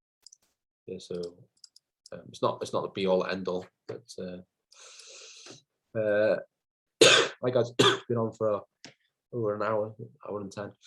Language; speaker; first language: English; native; English